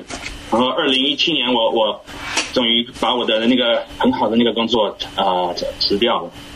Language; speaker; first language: Chinese; early bilingual, heritage; English